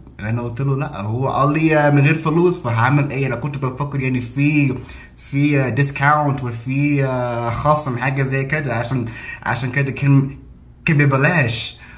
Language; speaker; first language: Egyptian Arabic; non-native, fluent; English